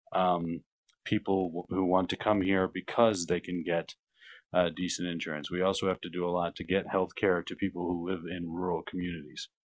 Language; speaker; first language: English; native; English